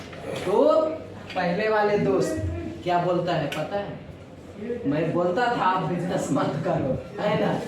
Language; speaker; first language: Hindi; non-native, local second language; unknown